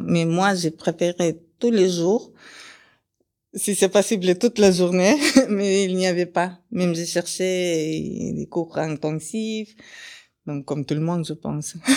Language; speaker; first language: French; non-native, fluent; Kyrgyz